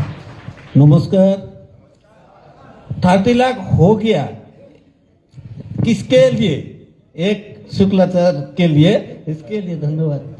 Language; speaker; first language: Hindi; non-native, learner; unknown